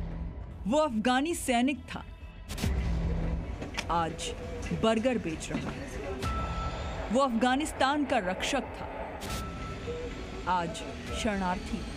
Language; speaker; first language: Hindi; native; Hindi